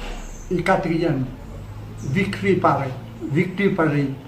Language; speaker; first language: French; non-native, local second language; Morisyen